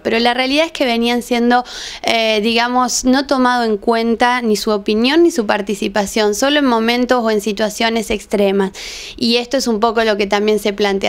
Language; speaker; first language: Spanish; native; Spanish